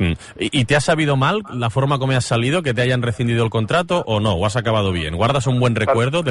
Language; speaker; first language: Spanish; native; Spanish